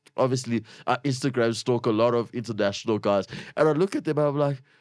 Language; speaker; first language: English; native; English